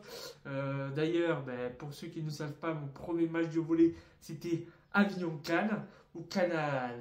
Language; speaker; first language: French; native; French